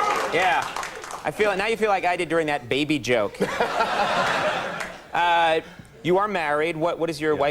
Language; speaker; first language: English; native; English